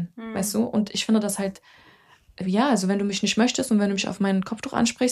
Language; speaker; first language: German; early bilingual, other home language; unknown